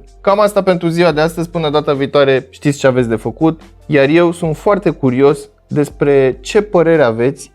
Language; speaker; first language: Romanian; native; Romanian